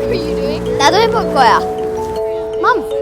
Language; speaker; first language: Korean; early bilingual, other home language; English